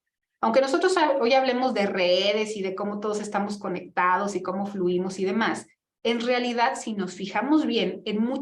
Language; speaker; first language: Spanish; native; Spanish